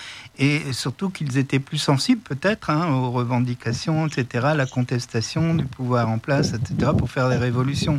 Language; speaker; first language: French; native; French